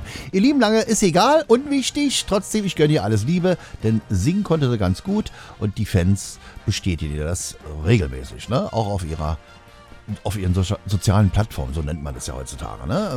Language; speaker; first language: German; native; German